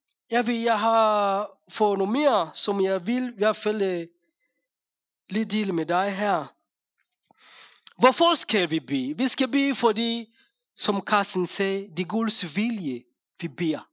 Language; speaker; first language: Danish; non-native, fluent; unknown